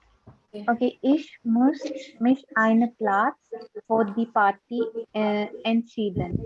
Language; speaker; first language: German; non-native, learner; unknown